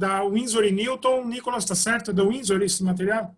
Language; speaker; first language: Portuguese; native; Portuguese